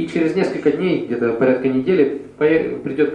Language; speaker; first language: Russian; native; Russian